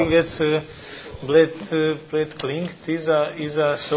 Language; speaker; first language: German; non-native, fluent; Croatian